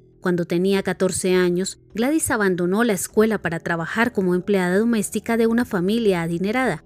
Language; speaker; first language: Spanish; native; Spanish